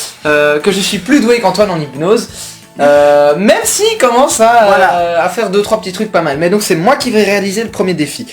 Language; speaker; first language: French; native; French